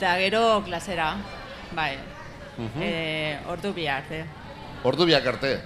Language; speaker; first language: Basque; non-native, learner; Spanish